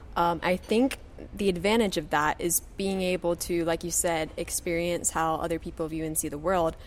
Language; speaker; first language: English; native; English